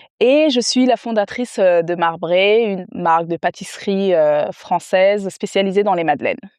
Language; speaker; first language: French; early bilingual, other home language; Wolof